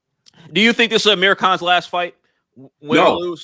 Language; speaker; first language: English; native; English